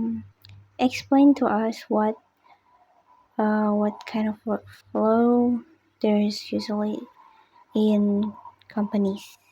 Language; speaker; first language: English; non-native, learner; Indonesian